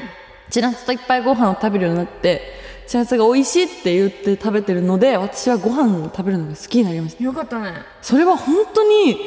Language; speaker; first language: Japanese; native; Japanese